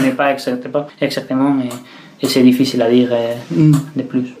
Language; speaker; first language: French; non-native, fluent; Spanish